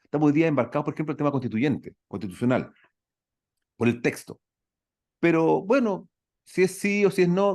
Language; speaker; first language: Spanish; native; Spanish